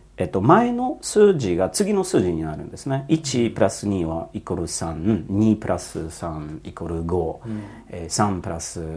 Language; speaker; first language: Japanese; non-native, fluent; Polish